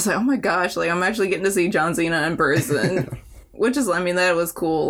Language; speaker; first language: English; native; English